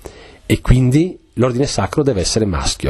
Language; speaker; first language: Italian; native; Italian